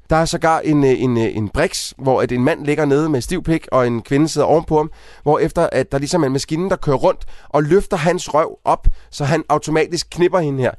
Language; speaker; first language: Danish; native; Danish